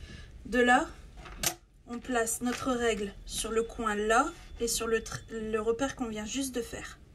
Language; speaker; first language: French; native; French